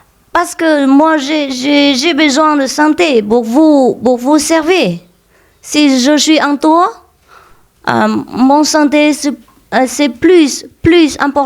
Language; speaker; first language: French; non-native, fluent; Vietnamese